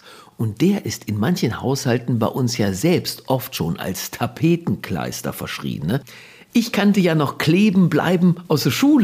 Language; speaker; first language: German; native; German